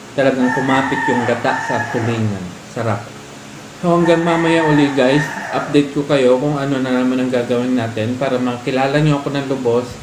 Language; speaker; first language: Filipino; non-native, local second language; Iloko